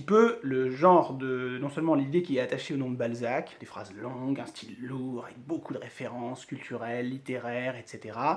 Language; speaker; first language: French; native; French